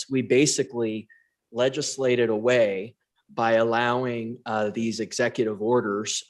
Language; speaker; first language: English; native; English